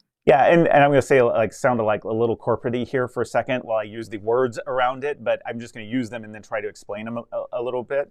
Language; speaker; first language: English; native; English